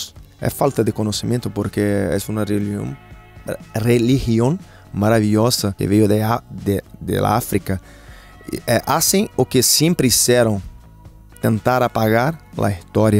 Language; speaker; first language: Spanish; non-native, fluent; Portuguese